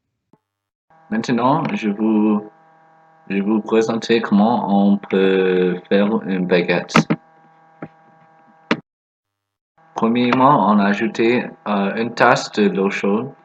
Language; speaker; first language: French; non-native, learner; English